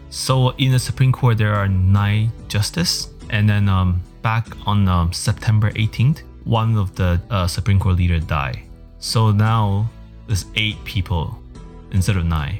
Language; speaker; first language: English; early bilingual, other home language; Chinese